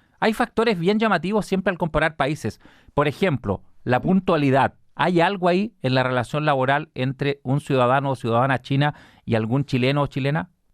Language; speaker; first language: Spanish; native; Spanish